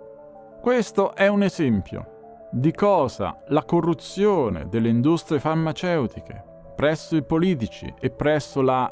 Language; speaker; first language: Italian; native; Italian